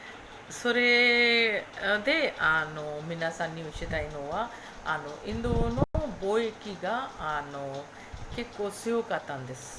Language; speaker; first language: Japanese; non-native, fluent; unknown